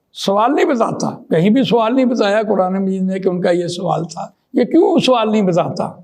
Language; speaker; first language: Urdu; non-native, local second language; Punjabi